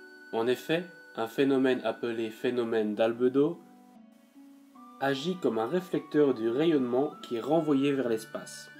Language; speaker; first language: French; native; French